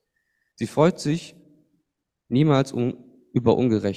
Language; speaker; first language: German; native; German